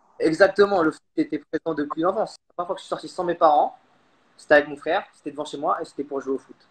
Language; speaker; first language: French; early bilingual, other home language; Khmer